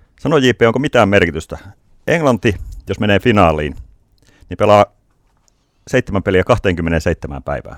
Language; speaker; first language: Finnish; native; Finnish